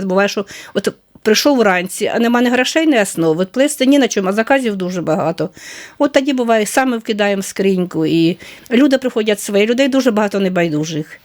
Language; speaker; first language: Ukrainian; native; Ukrainian